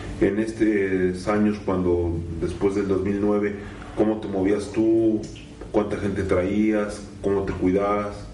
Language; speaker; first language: Spanish; native; Spanish